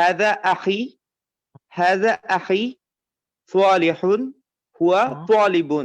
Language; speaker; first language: Arabic; non-native, learner; Urdu